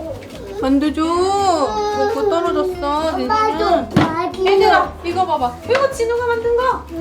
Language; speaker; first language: Korean; native; Korean